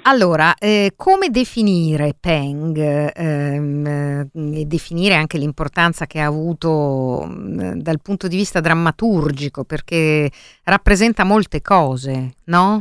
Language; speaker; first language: Italian; native; Italian